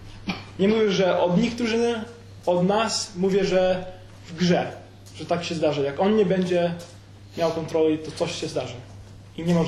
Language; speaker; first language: Polish; early bilingual, heritage; Polish